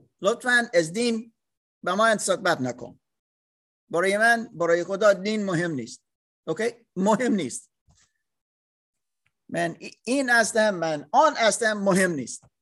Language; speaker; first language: Persian; non-native, learner; English